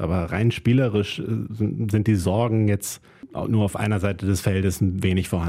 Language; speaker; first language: German; native; German